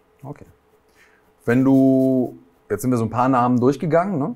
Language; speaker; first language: German; native; German